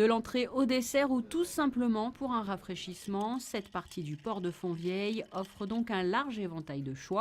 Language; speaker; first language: French; native; French